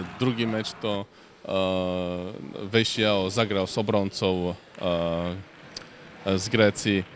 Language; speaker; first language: Polish; non-native, fluent; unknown